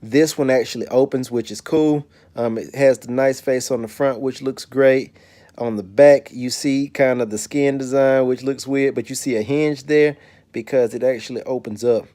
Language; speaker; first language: English; native; English